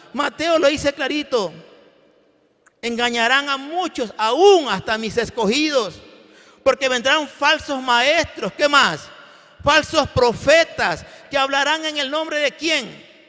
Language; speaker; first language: Spanish; native; Spanish